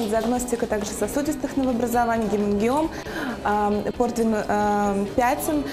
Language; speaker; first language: Russian; native; Russian